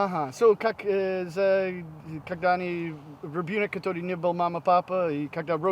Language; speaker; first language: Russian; non-native, learner; English